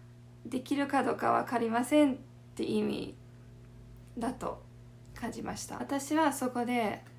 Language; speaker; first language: Japanese; non-native, fluent; English